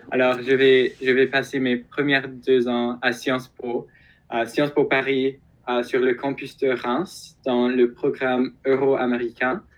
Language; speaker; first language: French; non-native, local second language; English